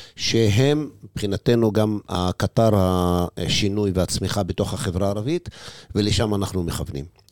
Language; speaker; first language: Hebrew; non-native, local second language; Arabic